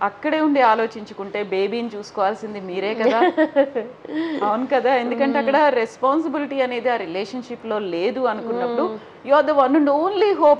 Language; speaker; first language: Telugu; native; Telugu